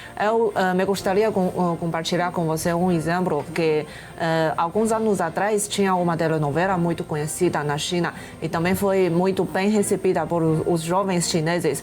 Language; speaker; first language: Portuguese; non-native, fluent; Chinese